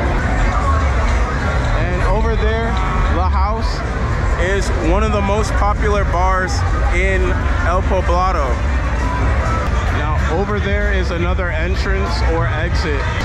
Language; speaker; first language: English; native; English